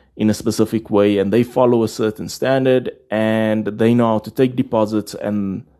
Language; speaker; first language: English; native; English